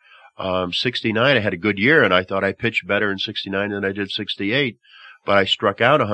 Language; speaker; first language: English; native; English